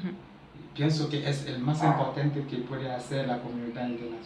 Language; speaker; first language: Spanish; non-native, learner; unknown